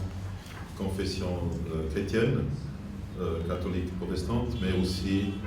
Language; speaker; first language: French; non-native, fluent; German